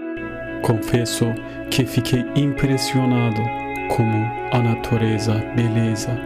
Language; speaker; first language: Portuguese; non-native, fluent; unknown